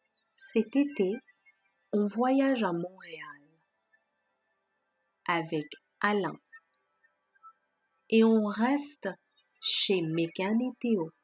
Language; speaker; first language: French; non-native, fluent; Persian